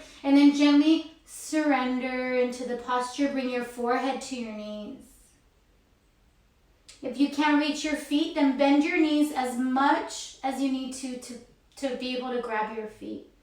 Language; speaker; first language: English; native; English